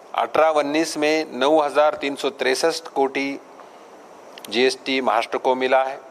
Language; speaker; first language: Hindi; non-native, local second language; Marathi